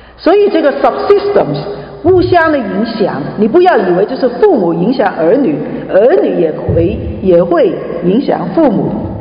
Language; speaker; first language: Chinese; non-native, local second language; Cantonese